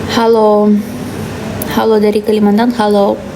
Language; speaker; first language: Indonesian; non-native, fluent; Russian